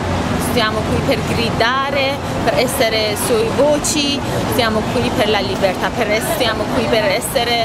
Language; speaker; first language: Italian; non-native, learner; Persian